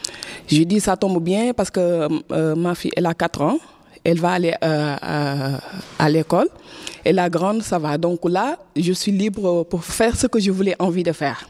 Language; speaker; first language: French; non-native, fluent; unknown